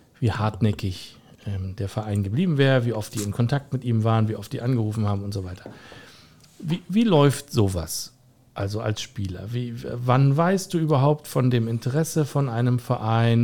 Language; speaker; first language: German; native; German